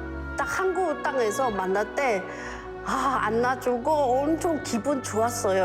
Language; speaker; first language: Korean; non-native, learner; Chinese